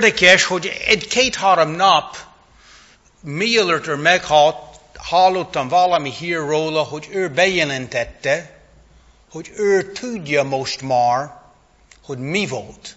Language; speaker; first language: Hungarian; non-native, fluent; English